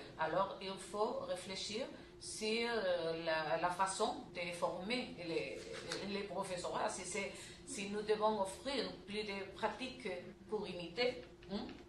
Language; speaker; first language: French; non-native, learner; Spanish